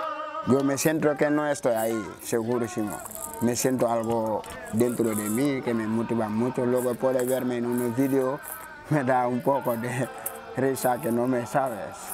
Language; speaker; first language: Spanish; non-native, local second language; Wolof